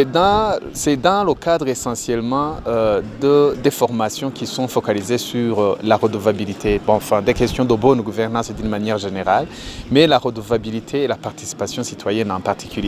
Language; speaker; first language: French; non-native, local second language; Rundi